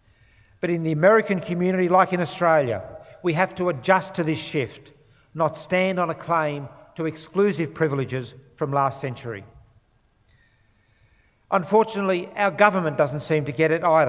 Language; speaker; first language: English; native; English